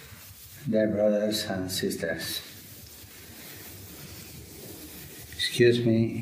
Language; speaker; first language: English; non-native, learner; Spanish